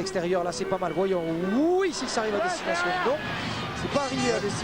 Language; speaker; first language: French; native; French